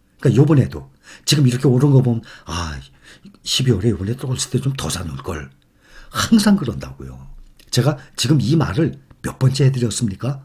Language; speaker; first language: Korean; native; Korean